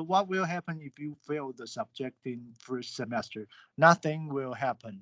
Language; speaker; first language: English; non-native, learner; Chinese